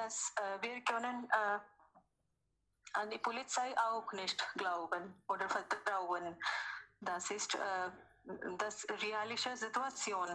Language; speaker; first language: German; non-native, learner; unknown